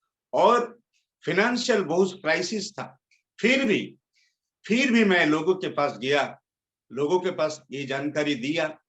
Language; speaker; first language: Hindi; non-native, local second language; Bangla